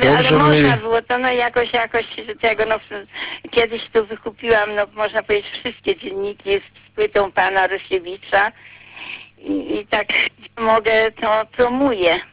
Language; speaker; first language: Polish; native; Polish